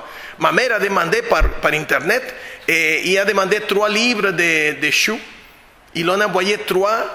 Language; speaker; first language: French; non-native, fluent; Spanish